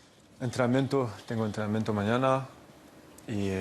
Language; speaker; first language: Spanish; non-native, learner; French